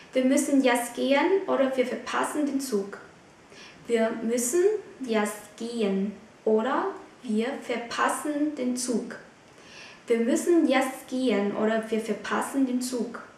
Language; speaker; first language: German; non-native, fluent; Vietnamese